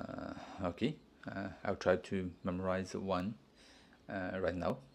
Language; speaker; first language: English; non-native, learner; Chinese